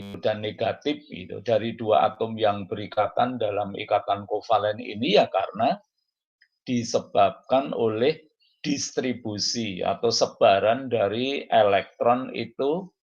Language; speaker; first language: Indonesian; native; Indonesian